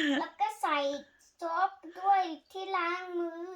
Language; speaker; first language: Thai; early bilingual, heritage; Thai